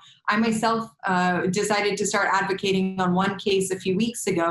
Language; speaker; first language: English; native; English